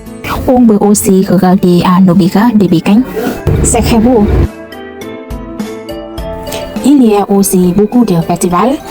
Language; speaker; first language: French; non-native, learner; Vietnamese